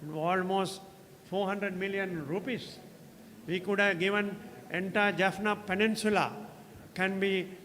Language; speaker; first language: English; non-native, local second language; Sinhala